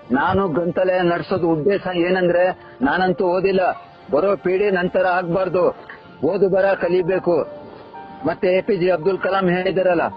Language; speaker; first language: Kannada; native; Kannada